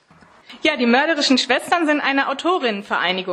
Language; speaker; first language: German; native; German